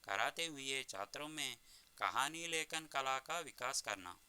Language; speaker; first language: Hindi; non-native, local second language; Telugu